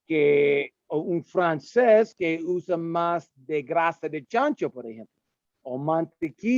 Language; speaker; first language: Spanish; non-native, learner; English